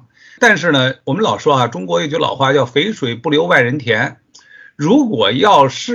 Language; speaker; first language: Chinese; native; Chinese